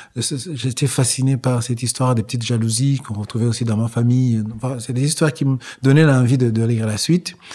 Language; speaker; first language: French; non-native, local second language; Kinyarwanda